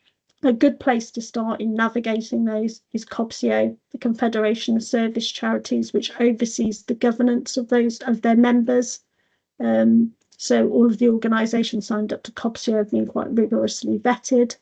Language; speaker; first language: English; native; English